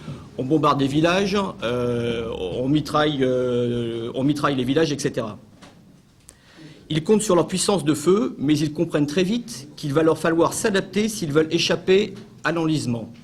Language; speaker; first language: French; native; French